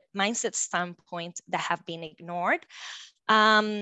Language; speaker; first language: English; non-native, fluent; Spanish